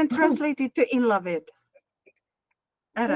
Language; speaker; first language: English; non-native, learner; Hungarian